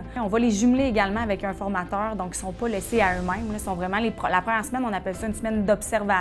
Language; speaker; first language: French; native; French